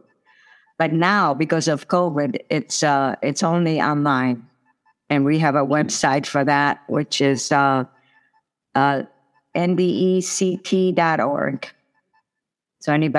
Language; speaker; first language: English; non-native, fluent; Italian